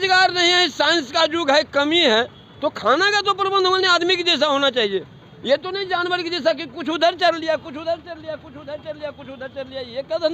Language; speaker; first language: Hindi; non-native, local second language; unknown